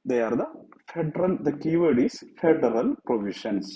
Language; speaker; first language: English; non-native, local second language; Malayalam